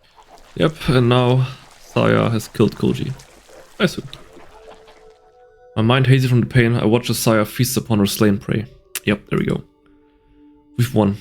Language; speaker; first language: English; native; English